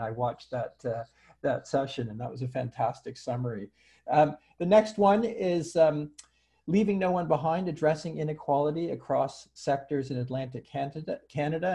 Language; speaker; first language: English; native; English